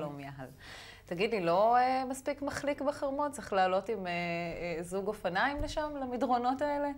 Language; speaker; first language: Hebrew; native; Hebrew